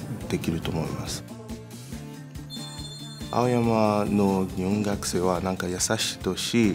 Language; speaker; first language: Japanese; non-native, fluent; English